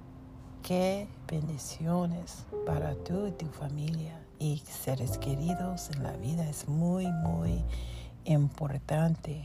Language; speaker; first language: Spanish; non-native, learner; English